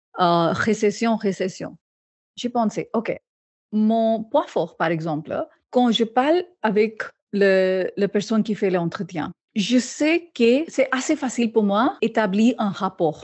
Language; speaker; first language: French; non-native, learner; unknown